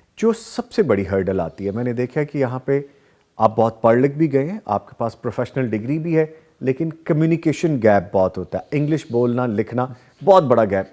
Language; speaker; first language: Urdu; native; Urdu